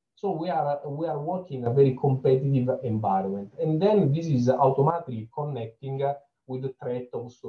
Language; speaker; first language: English; non-native, fluent; Italian